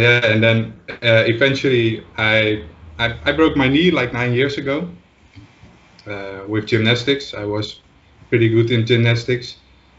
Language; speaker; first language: English; non-native, fluent; Dutch